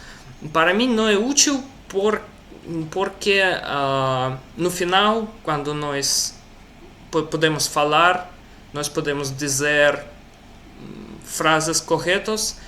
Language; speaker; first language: Portuguese; non-native, learner; Russian